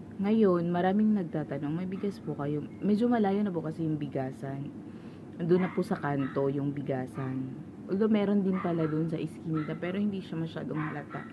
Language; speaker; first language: Filipino; non-native, local second language; Cebuano